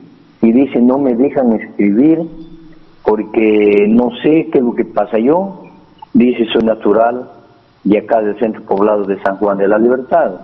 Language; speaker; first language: Spanish; native; Spanish